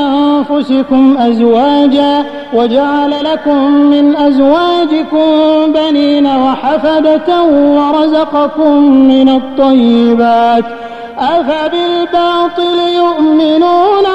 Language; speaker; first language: Arabic; native; Arabic